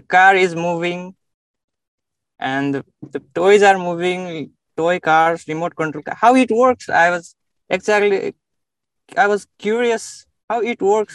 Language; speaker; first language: English; non-native, local second language; Nepali